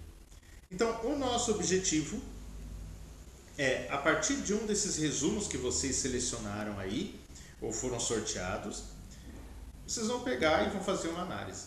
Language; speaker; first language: Portuguese; native; Portuguese